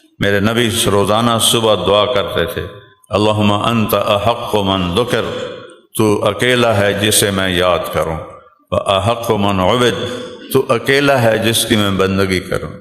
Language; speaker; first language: Urdu; non-native, local second language; Punjabi